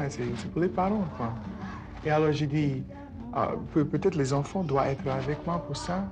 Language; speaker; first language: French; non-native, fluent; English